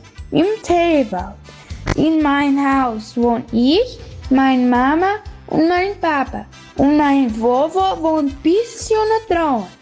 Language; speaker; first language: German; early bilingual, heritage; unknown